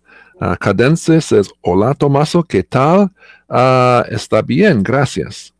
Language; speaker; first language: Spanish; non-native, learner; English